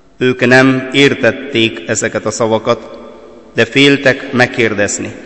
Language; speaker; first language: Hungarian; non-native, fluent; Malayalam